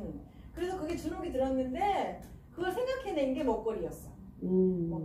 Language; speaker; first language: Korean; native; Korean